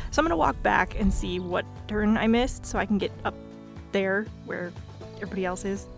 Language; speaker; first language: English; native; English